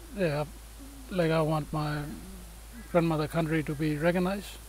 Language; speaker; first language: English; native; English